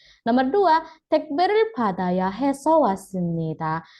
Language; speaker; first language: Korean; non-native, fluent; Indonesian